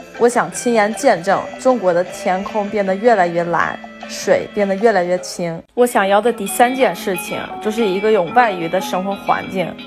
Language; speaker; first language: Chinese; non-native, fluent; English